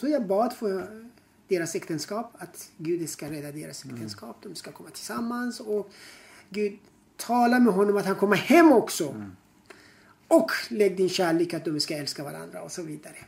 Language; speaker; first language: Swedish; non-native, fluent; Persian